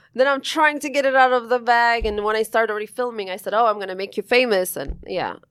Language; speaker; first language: English; early bilingual, other home language; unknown